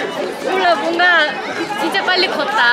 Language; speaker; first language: Korean; non-native, fluent; Turkish